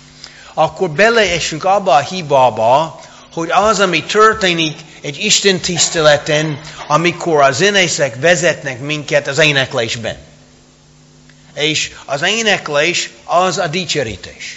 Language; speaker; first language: Hungarian; non-native, fluent; English